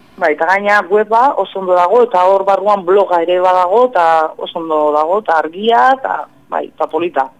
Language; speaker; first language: Basque; non-native, fluent; Spanish